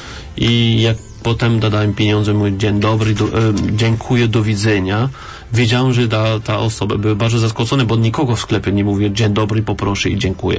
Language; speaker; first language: Polish; non-native, learner; French